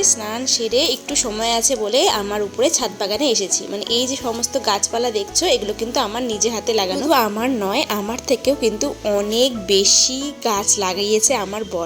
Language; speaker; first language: Bangla; native; Bangla